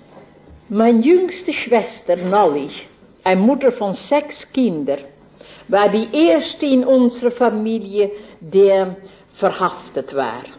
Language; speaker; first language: German; non-native, fluent; Dutch